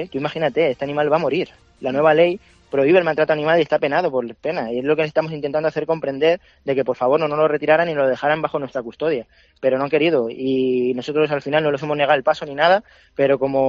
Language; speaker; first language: Spanish; native; Spanish